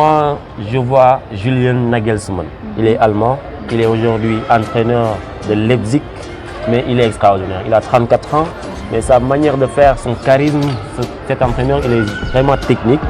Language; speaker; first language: French; non-native, local second language; Wolof